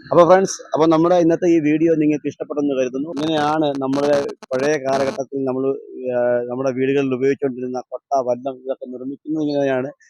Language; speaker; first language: Malayalam; native; Malayalam